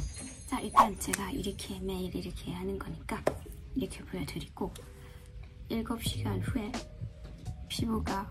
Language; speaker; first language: Korean; non-native, fluent; Thai